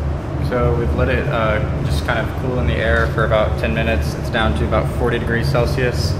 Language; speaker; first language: English; native; English